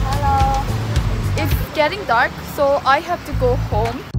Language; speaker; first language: English; non-native, learner; Korean